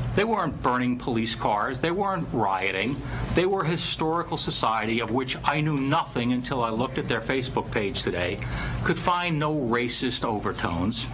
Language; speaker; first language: English; native; English